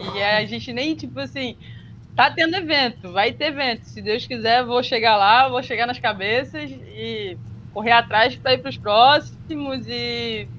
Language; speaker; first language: Portuguese; native; Portuguese